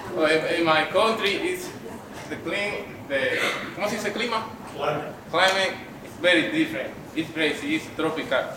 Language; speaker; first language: English; non-native, learner; Spanish